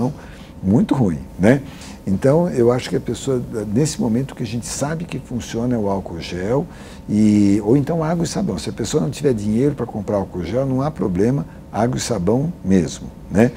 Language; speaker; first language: Portuguese; native; Portuguese